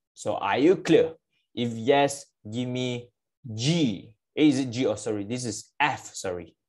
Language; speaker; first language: English; non-native, local second language; Malay